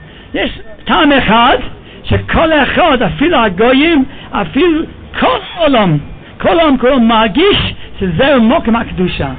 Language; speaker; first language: Hebrew; non-native, fluent; English